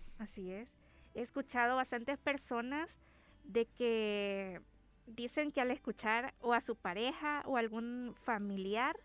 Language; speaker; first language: Spanish; native; Spanish